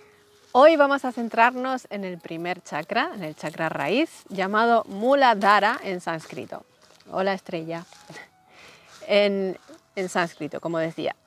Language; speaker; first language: Spanish; native; Spanish